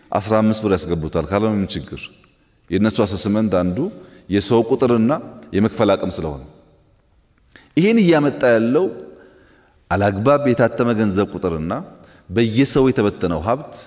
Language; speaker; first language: Amharic; non-native, local second language; Oromo